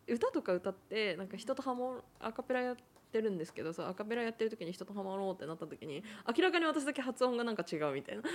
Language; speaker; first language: Japanese; native; Japanese